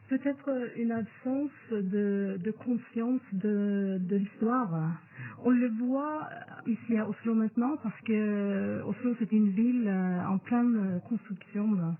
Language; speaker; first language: French; non-native, fluent; Norwegian